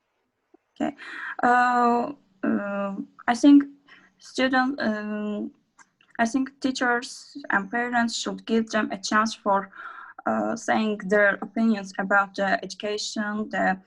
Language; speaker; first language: English; non-native, learner; Azerbaijani